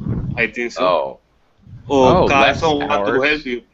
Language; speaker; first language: English; non-native, learner; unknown